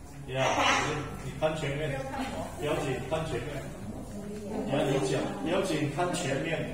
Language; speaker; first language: Chinese; early bilingual, heritage; Indonesian